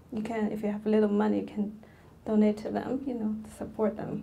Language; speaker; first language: English; non-native, fluent; Chinese